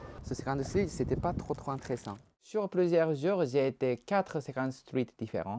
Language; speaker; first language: French; non-native, learner; Japanese